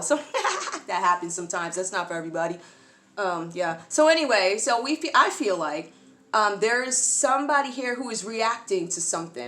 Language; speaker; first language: English; native; English